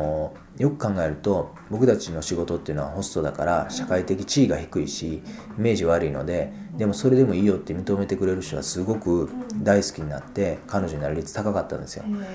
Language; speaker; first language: Japanese; native; Japanese